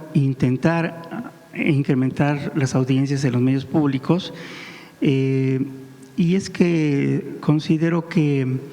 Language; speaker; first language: Spanish; native; Spanish